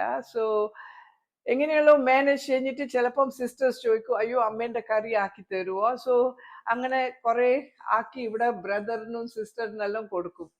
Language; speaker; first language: Malayalam; early bilingual, heritage; Malayalam